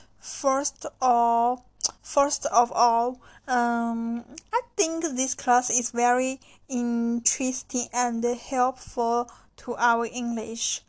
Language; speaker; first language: English; non-native, learner; Chinese